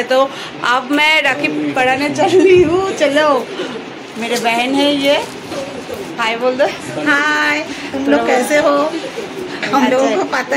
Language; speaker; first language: Hindi; non-native, local second language; Bangla